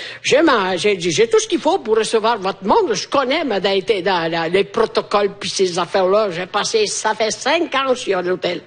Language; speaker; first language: French; non-native, fluent; Italian